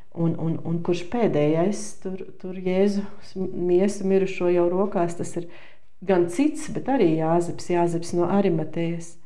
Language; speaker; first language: Latvian; native; Latvian